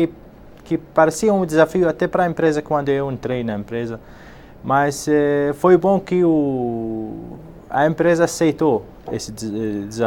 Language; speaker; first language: Portuguese; non-native, fluent; Arabic